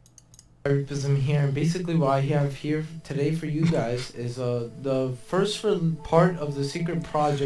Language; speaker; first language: English; native; English